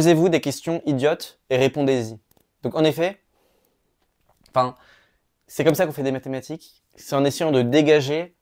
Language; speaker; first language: French; native; French